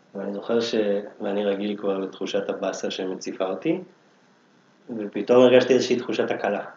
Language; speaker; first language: Hebrew; native; Hebrew